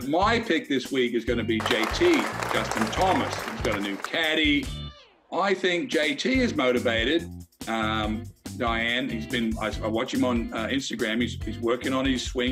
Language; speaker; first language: English; native; English